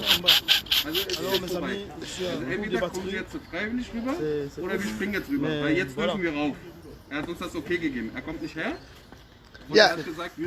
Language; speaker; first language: German; native; German